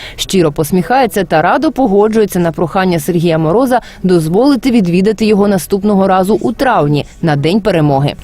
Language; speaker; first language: Ukrainian; native; Ukrainian